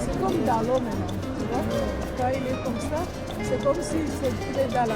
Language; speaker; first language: French; non-native, local second language; Kinyarwanda